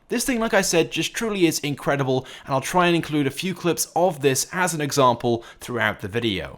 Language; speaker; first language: English; native; English